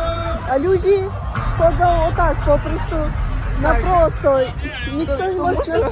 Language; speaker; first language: Polish; non-native, local second language; Ukrainian